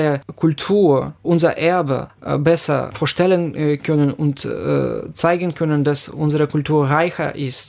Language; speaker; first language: German; non-native, fluent; Ukrainian